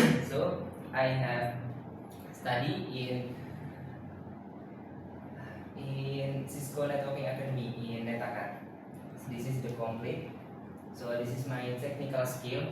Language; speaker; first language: English; non-native, learner; Indonesian